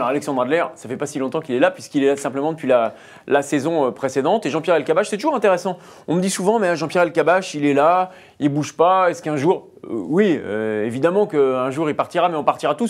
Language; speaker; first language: French; native; French